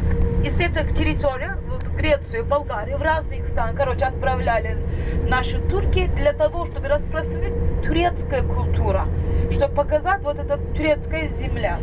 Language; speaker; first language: Russian; non-native, fluent; Turkish